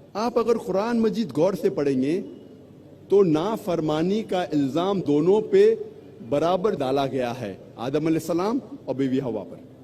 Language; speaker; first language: Urdu; non-native, local second language; Konkani